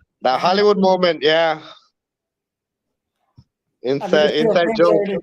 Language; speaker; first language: English; early bilingual, other home language; Spanish